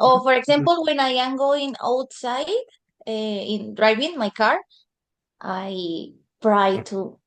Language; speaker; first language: English; non-native, learner; Spanish